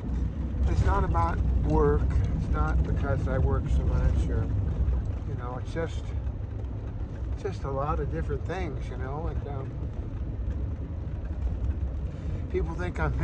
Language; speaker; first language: English; native; English